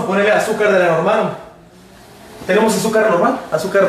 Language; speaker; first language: Spanish; native; Spanish